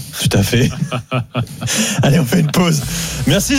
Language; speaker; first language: French; native; French